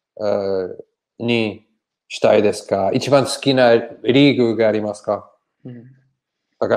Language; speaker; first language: Japanese; non-native, learner; Portuguese